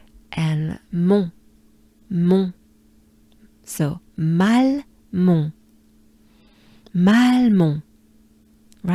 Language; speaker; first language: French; native; French